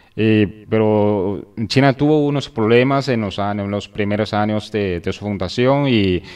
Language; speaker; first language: Spanish; non-native, fluent; Chinese